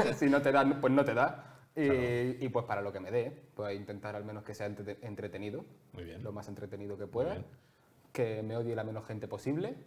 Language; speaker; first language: Spanish; native; Spanish